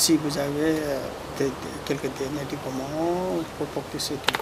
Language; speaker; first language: French; non-native, learner; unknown